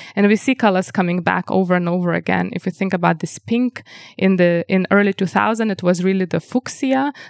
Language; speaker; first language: English; non-native, fluent; Lithuanian